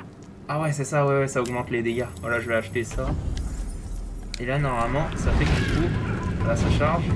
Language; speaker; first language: French; native; French